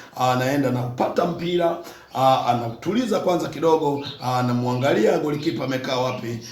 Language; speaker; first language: Swahili; native; Swahili